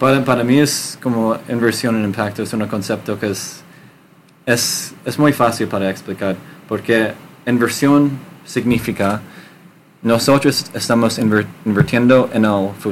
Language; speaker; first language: Spanish; non-native, learner; English